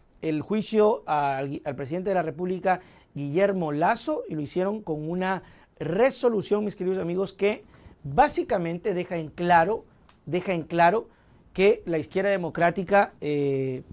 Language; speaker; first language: Spanish; native; Spanish